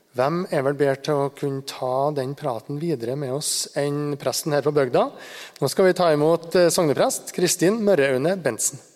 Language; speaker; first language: Norwegian; native; Norwegian